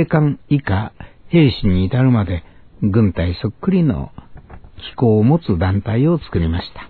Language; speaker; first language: Japanese; native; Japanese